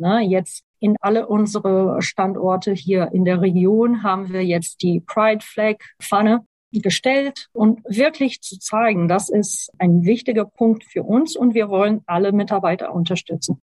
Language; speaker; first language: German; non-native, fluent; Portuguese